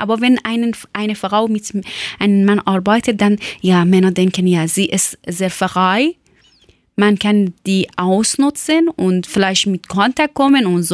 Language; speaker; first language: German; non-native, learner; Persian